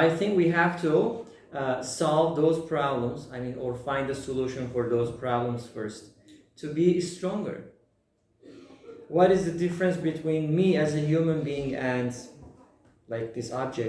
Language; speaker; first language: English; non-native, fluent; Persian